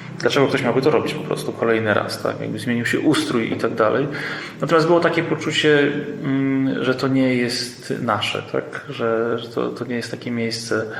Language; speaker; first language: Polish; non-native, local second language; Ukrainian